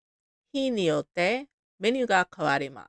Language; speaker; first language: Japanese; non-native, learner; English